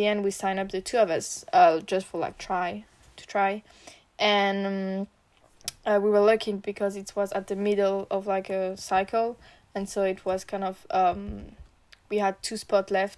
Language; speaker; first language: English; non-native, learner; French